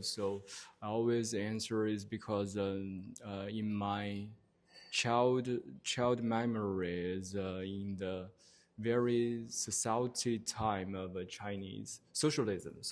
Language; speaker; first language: English; non-native, learner; Chinese